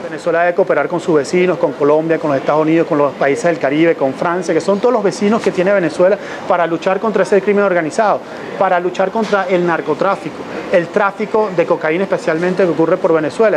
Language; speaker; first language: Spanish; native; Spanish